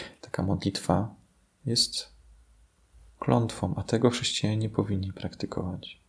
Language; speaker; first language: Polish; native; Polish